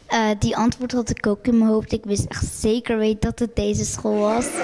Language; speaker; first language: Dutch; early bilingual, other home language; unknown